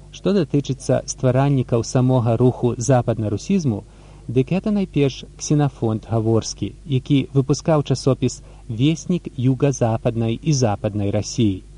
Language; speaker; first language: Belarusian; native; Belarusian